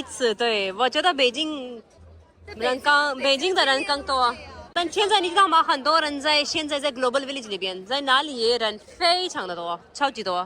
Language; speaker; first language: Chinese; non-native, fluent; Urdu